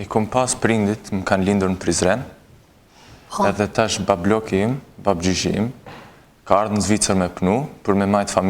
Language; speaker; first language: Albanian; early bilingual, heritage; Albanian